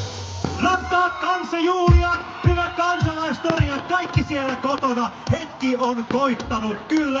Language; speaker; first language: Finnish; native; Finnish